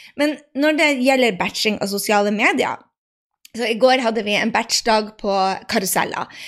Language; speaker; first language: Norwegian; native; Norwegian